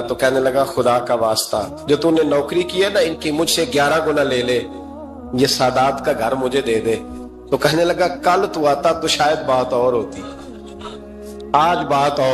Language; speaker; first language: Urdu; native; Urdu